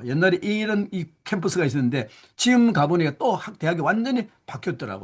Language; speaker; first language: Korean; native; Korean